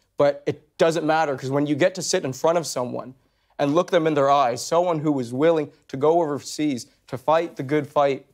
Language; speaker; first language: English; native; English